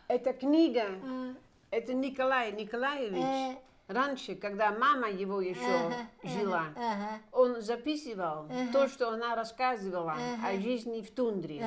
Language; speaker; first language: Russian; non-native, fluent; Dutch